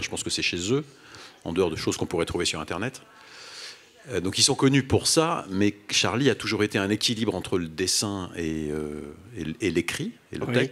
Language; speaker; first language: French; native; French